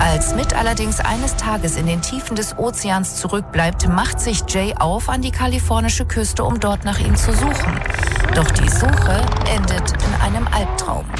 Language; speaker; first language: German; native; German